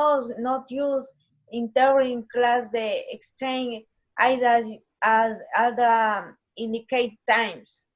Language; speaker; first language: English; non-native, learner; Spanish